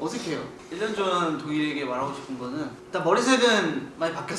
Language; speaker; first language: Korean; native; Korean